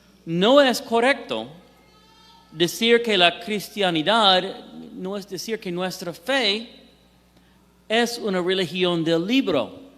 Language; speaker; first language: Spanish; non-native, fluent; English